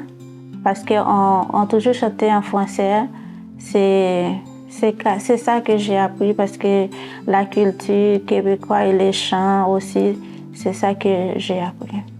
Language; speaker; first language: French; non-native, learner; Haitian Creole